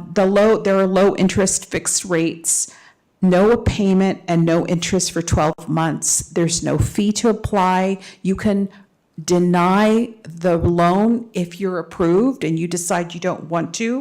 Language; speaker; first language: English; native; English